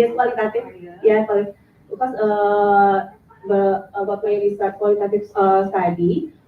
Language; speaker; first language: English; non-native, learner; Indonesian